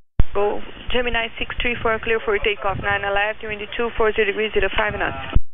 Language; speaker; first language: English; non-native, fluent; Portuguese